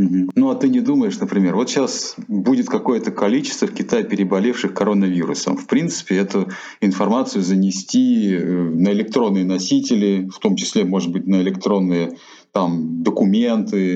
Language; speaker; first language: Russian; native; Russian